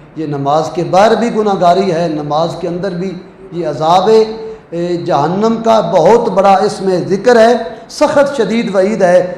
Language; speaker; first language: Urdu; non-native, local second language; Punjabi